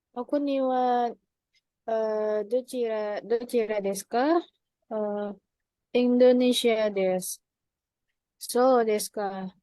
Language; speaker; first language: Japanese; non-native, learner; Indonesian